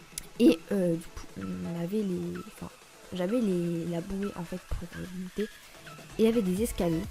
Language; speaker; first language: French; native; French